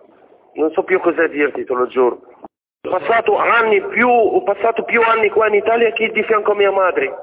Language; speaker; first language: Italian; non-native, fluent; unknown